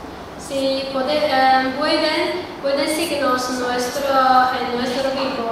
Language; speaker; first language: Spanish; non-native, learner; Chinese